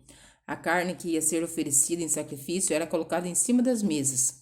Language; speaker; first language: Portuguese; native; Portuguese